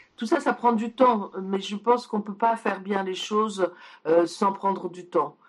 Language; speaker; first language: French; early bilingual, other home language; Polish